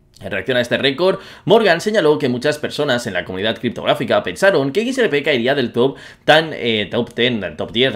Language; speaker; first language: Spanish; native; Spanish